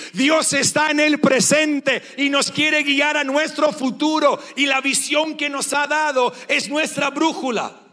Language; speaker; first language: Spanish; non-native, fluent; English